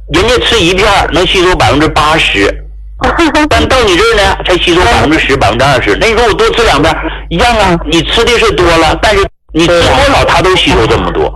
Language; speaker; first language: Chinese; native; Chinese